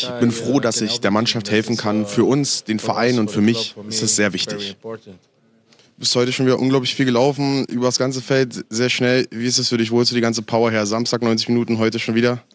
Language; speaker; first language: German; native; German